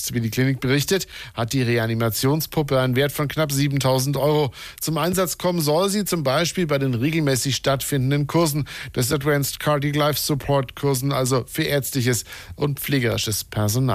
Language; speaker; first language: German; native; German